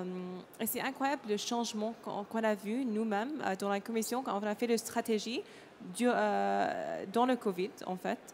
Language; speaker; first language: French; non-native, learner; Arabic